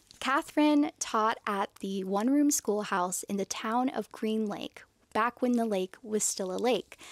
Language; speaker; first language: English; native; English